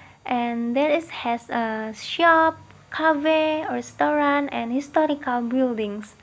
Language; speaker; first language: English; non-native, learner; Indonesian